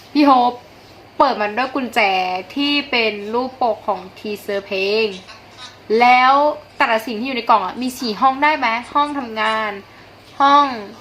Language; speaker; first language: Thai; native; Thai